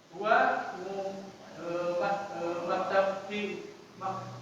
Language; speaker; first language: Arabic; non-native, learner; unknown